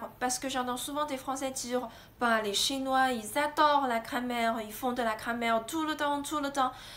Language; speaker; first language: French; non-native, fluent; Chinese